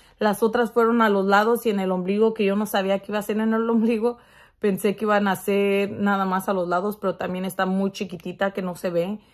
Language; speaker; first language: Spanish; early bilingual, heritage; Spanish